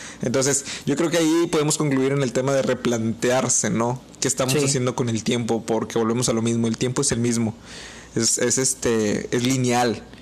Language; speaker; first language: Spanish; native; Spanish